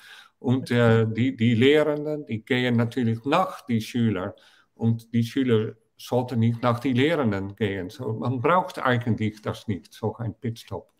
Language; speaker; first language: German; non-native, fluent; Dutch